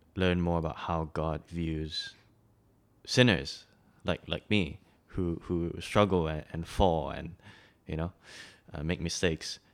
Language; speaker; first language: English; non-native, local second language; Chinese